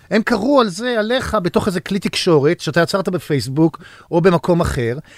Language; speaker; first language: Hebrew; native; Hebrew